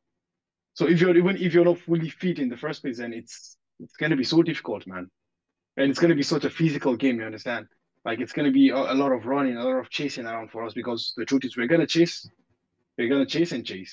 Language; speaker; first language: English; non-native, local second language; Hausa